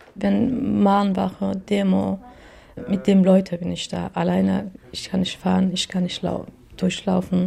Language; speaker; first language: German; non-native, learner; Turkish